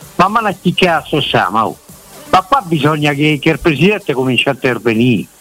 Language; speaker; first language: Italian; native; Italian